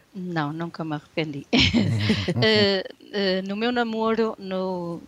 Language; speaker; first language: Portuguese; native; Portuguese